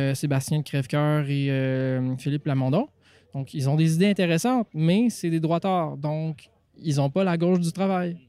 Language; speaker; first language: French; native; French